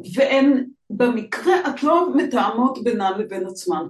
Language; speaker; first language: Hebrew; native; Hebrew